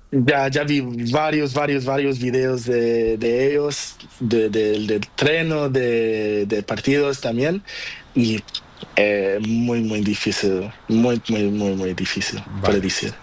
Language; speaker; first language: Spanish; non-native, learner; Portuguese